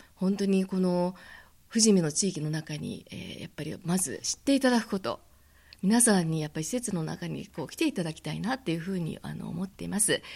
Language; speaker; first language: Japanese; native; Japanese